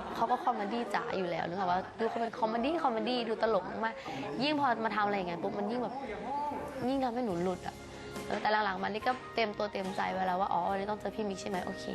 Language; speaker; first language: Thai; native; Thai